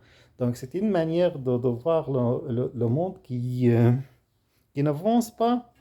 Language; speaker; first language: French; non-native, fluent; Arabic